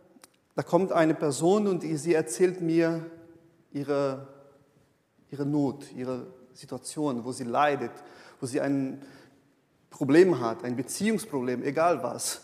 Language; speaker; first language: German; non-native, fluent; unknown